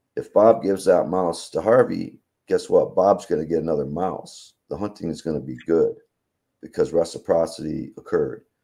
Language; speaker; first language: English; native; English